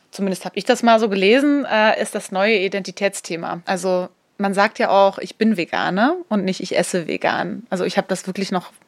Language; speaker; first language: German; native; German